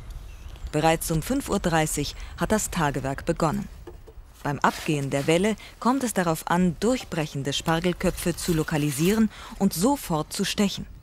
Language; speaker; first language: German; native; German